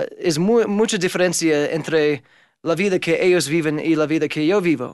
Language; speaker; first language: Spanish; non-native, fluent; English